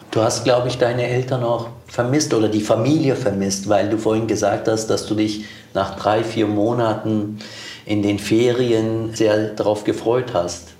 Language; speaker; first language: German; early bilingual, other home language; Turkish